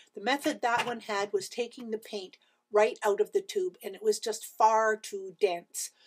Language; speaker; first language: English; native; English